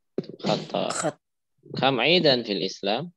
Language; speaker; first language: Arabic; non-native, fluent; Indonesian